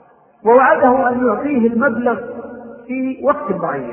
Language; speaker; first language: Arabic; native; Arabic